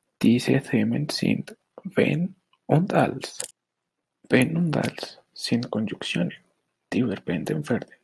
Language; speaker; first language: German; non-native, learner; Spanish